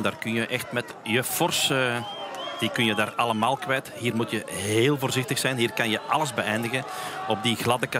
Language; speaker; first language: Dutch; native; Dutch